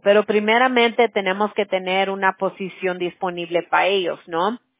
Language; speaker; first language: Spanish; early bilingual, heritage; Spanish